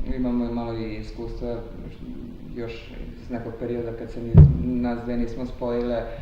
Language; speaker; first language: Serbian; non-native, local second language; Hungarian